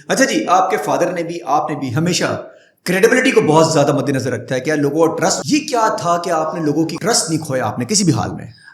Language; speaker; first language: Urdu; native; Urdu